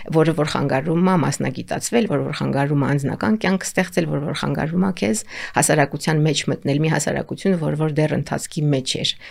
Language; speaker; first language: Armenian; native; Armenian